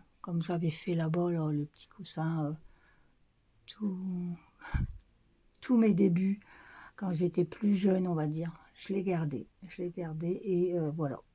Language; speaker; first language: French; native; French